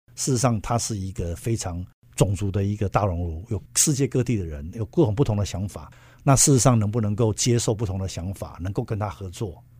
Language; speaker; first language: Chinese; native; Chinese